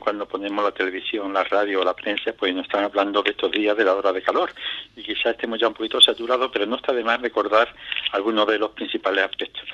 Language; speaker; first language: Spanish; native; Spanish